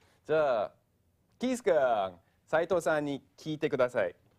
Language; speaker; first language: Japanese; non-native, fluent; English